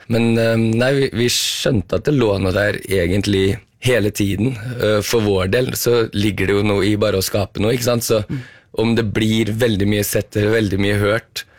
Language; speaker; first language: Norwegian; native; Norwegian